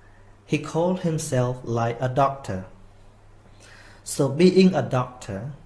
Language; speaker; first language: English; non-native, fluent; Khmer